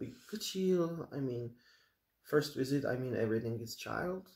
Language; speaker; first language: English; non-native, learner; Czech